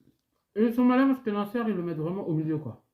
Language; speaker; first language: French; native; French